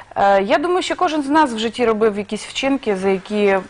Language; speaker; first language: Ukrainian; native; Ukrainian